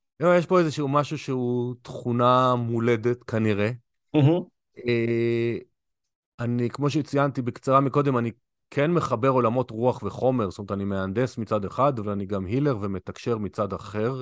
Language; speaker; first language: Hebrew; native; Hebrew